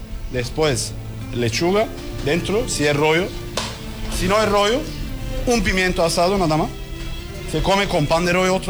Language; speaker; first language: Spanish; non-native, learner; Turkish